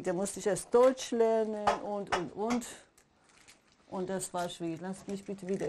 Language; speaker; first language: German; non-native, learner; Persian